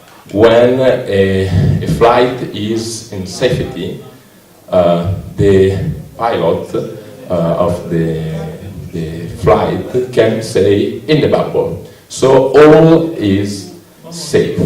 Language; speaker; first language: English; non-native, learner; Italian